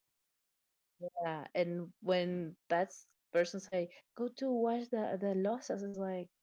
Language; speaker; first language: English; non-native, learner; Spanish